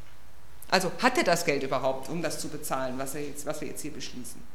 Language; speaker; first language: German; native; German